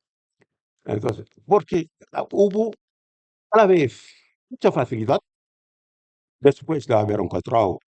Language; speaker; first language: Spanish; non-native, fluent; Arabic